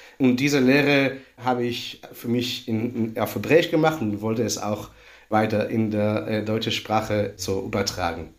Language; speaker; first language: German; non-native, fluent; Hebrew